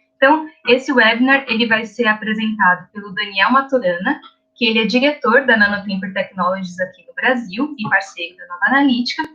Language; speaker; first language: Portuguese; native; Portuguese